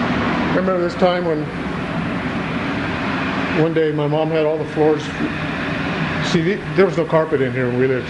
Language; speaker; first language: English; native; English